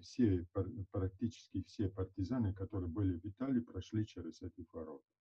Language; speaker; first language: Russian; non-native, fluent; Italian